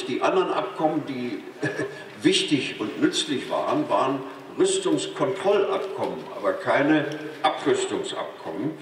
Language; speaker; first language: German; native; German